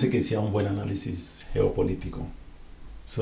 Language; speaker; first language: Spanish; native; Spanish